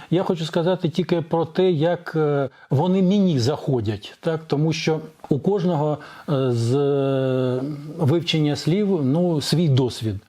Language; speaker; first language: Ukrainian; non-native, local second language; Russian